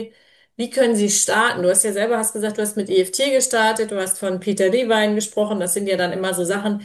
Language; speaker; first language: German; native; German